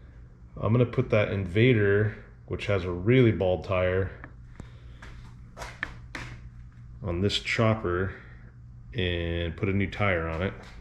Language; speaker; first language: English; native; English